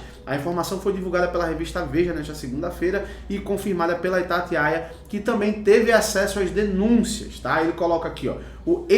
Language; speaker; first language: Portuguese; native; Portuguese